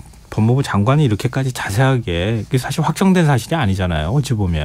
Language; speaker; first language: Korean; native; Korean